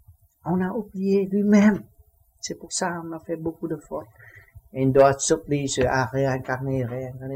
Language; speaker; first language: French; non-native, learner; Vietnamese